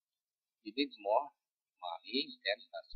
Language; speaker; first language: English; non-native, fluent; Indonesian